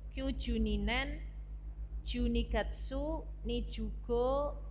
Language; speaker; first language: Japanese; non-native, learner; Indonesian